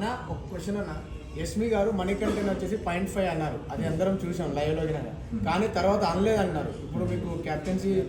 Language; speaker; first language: Telugu; native; Telugu